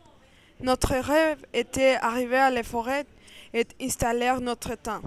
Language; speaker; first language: French; non-native, learner; Spanish